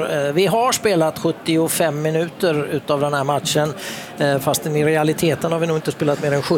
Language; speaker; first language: Swedish; native; Swedish